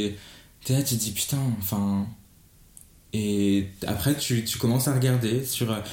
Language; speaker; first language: French; native; French